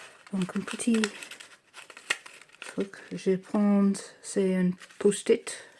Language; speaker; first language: French; non-native, learner; English